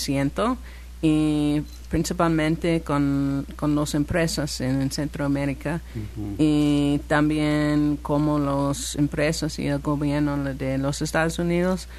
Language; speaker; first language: Spanish; non-native, learner; English